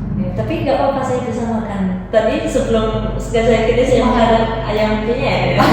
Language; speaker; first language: Indonesian; non-native, learner; Khmer